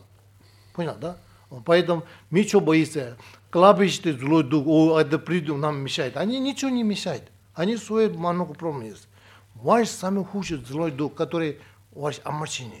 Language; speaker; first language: Russian; non-native, learner; Tibetan